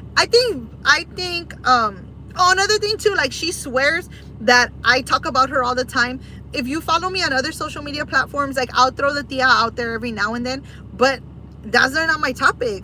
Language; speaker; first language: English; early bilingual, other home language; Spanish